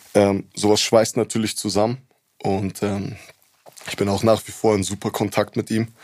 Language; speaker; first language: German; native; German